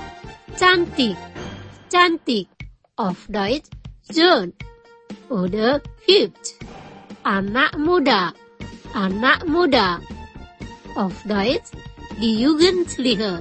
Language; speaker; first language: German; non-native, fluent; Indonesian